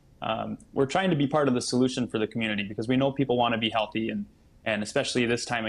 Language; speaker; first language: English; native; English